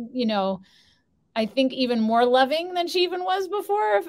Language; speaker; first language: English; native; English